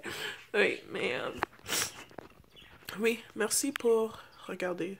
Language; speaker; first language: French; non-native, fluent; English